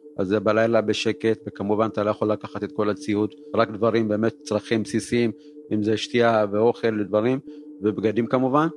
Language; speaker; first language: Hebrew; early bilingual, other home language; Amharic